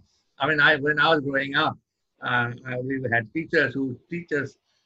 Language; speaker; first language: English; non-native, local second language; Bangla